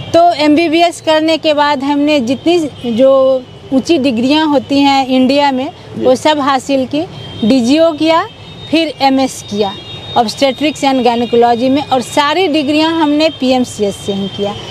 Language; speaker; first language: Hindi; native; Hindi